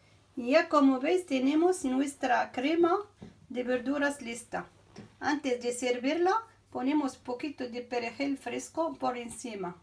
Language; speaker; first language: Spanish; non-native, fluent; Arabic